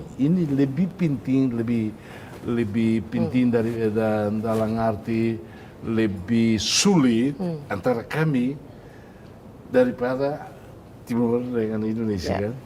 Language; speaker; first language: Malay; non-native, fluent; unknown